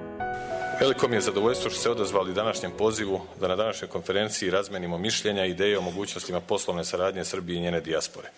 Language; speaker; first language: Serbian; native; Serbian